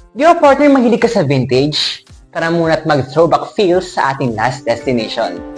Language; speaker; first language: Filipino; non-native, local second language; Iloko